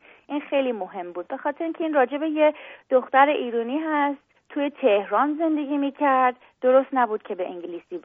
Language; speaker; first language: Persian; early bilingual, heritage; English